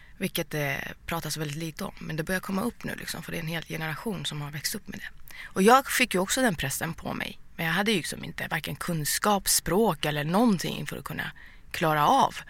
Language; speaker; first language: Swedish; early bilingual, other home language; Persian